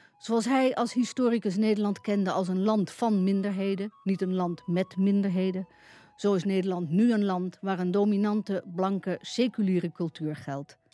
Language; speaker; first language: Dutch; native; Dutch